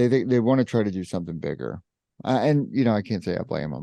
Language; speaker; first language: English; native; English